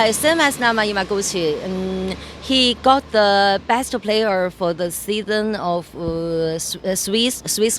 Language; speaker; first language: English; non-native, learner; Chinese